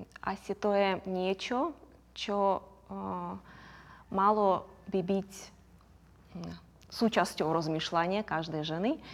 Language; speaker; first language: Slovak; non-native, fluent; Ukrainian